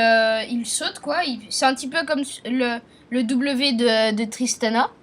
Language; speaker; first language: French; native; French